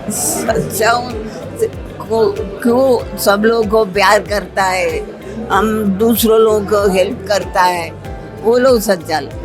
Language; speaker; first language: Hindi; non-native, local second language; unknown